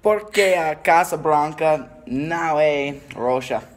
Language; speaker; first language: Portuguese; non-native, learner; English